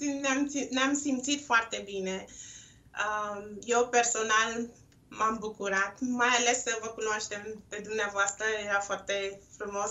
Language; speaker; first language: Romanian; non-native, local second language; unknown